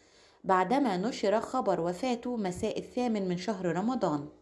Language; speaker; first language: Arabic; native; Arabic